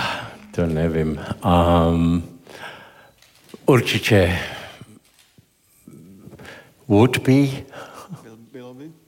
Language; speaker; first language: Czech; non-native, learner; English